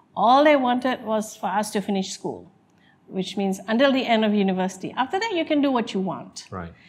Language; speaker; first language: English; non-native, local second language; Malay